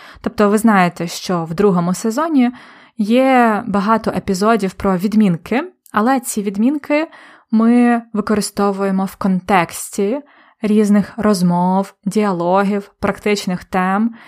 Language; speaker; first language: Ukrainian; native; Ukrainian